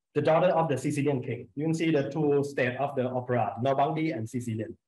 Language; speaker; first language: English; non-native, learner; Thai